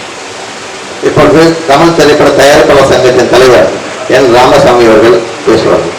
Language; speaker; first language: Tamil; native; Tamil